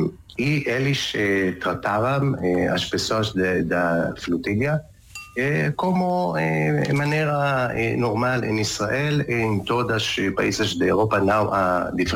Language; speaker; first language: Portuguese; non-native, learner; Hebrew